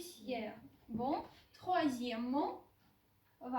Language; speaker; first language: French; non-native, fluent; Ukrainian